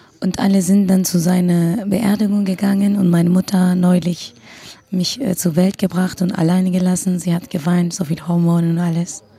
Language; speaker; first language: German; non-native, fluent; Kurdish